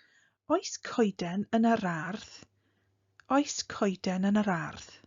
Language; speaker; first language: Welsh; non-native, local second language; English